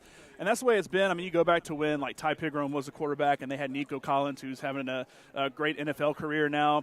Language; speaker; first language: English; native; English